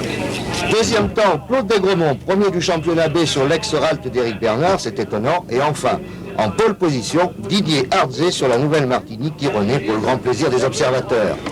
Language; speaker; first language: French; native; French